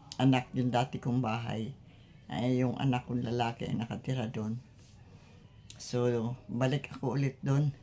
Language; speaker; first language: Filipino; non-native, local second language; Masbatenyo